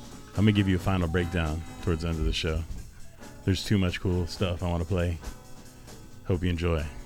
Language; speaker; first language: English; native; English